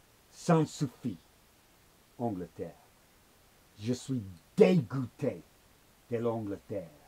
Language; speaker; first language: French; non-native, learner; English